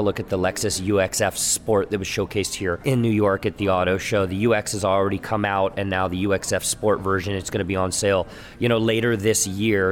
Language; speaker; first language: English; native; English